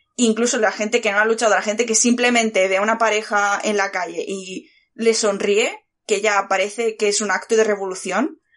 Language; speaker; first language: Spanish; early bilingual, other home language; Bulgarian